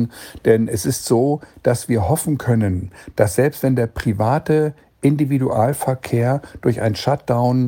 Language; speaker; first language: German; native; German